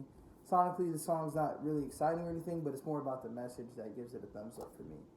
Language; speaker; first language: English; native; English